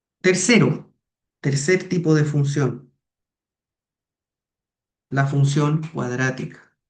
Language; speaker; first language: Spanish; native; Spanish